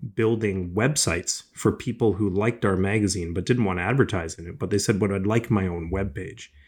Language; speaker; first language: English; native; English